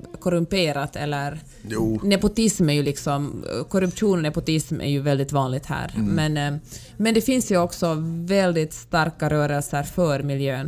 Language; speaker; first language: Swedish; native; Swedish